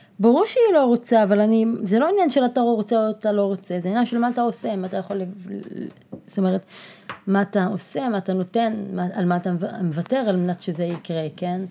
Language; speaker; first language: Hebrew; non-native, local second language; Arabic